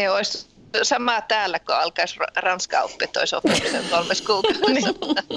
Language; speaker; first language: Finnish; early bilingual, heritage; Finnish